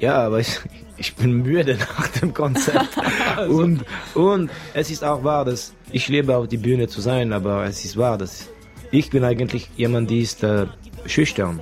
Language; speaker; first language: German; non-native, local second language; French